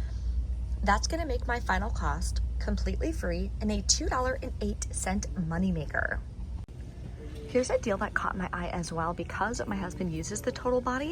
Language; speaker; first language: English; native; English